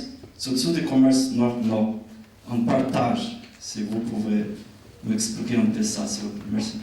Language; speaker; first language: French; non-native, fluent; Portuguese